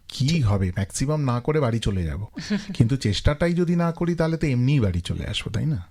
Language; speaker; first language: Bangla; native; Bangla